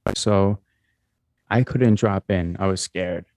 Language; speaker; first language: English; native; English